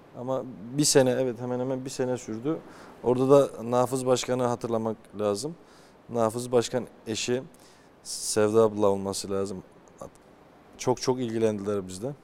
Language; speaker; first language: Turkish; native; Turkish